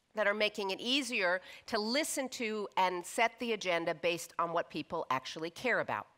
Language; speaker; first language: English; native; English